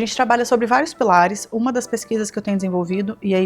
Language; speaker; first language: Portuguese; native; Portuguese